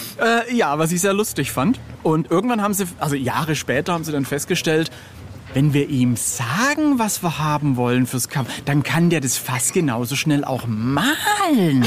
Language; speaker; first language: German; native; German